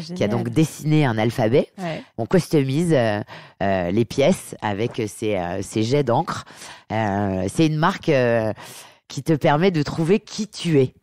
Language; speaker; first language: French; native; French